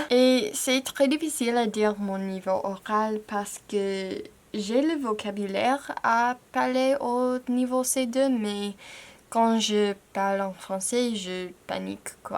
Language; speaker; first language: French; non-native, fluent; English